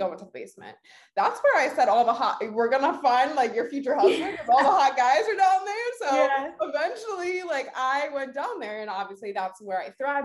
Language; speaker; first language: English; native; English